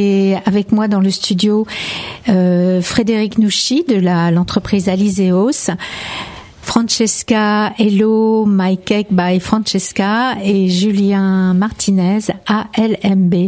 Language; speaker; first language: French; native; French